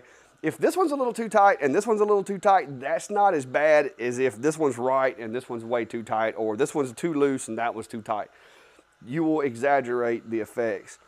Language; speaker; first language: English; native; English